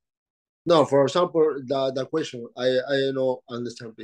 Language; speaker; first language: English; non-native, learner; Spanish